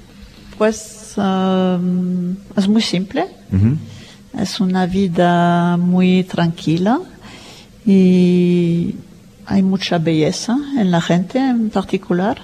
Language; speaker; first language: Spanish; non-native, fluent; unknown